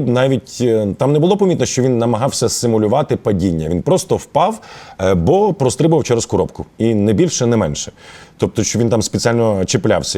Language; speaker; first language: Ukrainian; native; Ukrainian